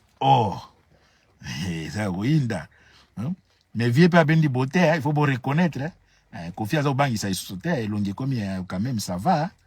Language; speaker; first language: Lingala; native; Lingala